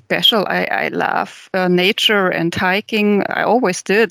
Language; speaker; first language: English; non-native, fluent; German